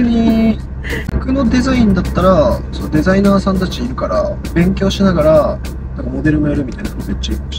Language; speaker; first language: Japanese; native; Japanese